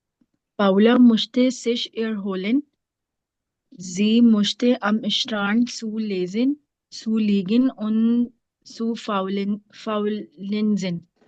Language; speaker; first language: German; non-native, learner; Urdu